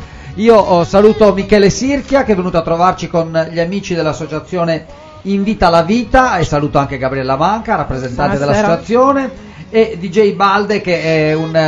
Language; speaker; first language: Italian; native; Italian